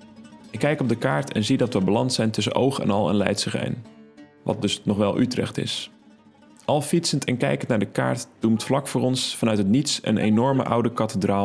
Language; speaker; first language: Dutch; native; Dutch